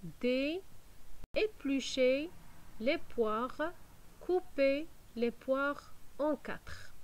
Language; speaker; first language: French; non-native, fluent; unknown